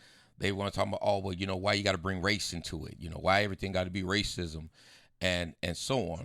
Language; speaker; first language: English; native; English